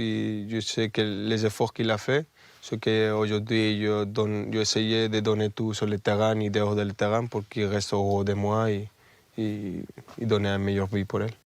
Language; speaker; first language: French; non-native, fluent; Spanish